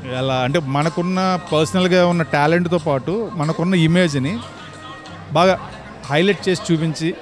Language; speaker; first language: Telugu; native; Telugu